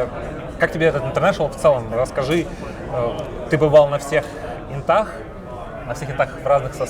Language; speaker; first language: Russian; native; Russian